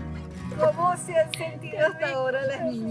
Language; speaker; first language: Spanish; native; Spanish